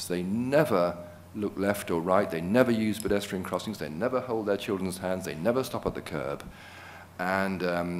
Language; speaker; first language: English; native; English